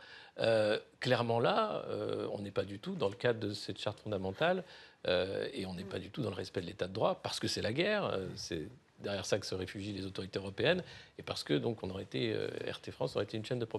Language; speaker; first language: French; native; French